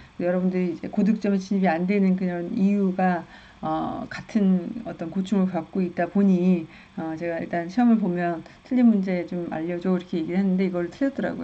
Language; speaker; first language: Korean; native; Korean